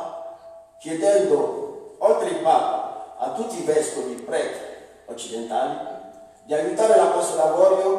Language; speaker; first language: Italian; non-native, fluent; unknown